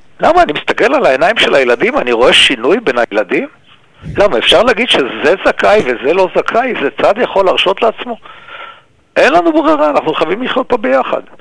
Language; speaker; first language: Hebrew; native; Hebrew